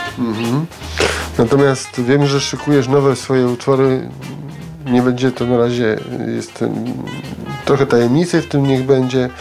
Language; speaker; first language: Polish; native; Polish